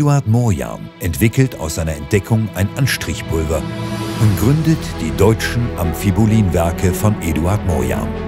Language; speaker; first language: German; native; German